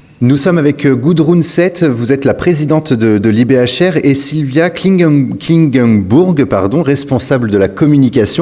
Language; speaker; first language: French; native; French